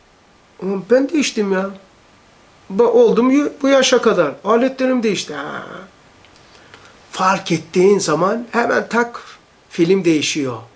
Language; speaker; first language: Turkish; native; Turkish